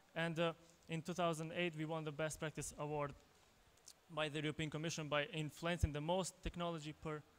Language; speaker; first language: English; non-native, fluent; Albanian